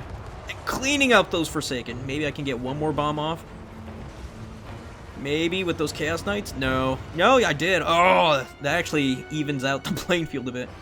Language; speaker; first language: English; native; English